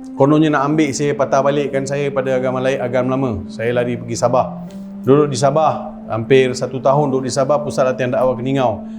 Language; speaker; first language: Malay; non-native, local second language; Tamil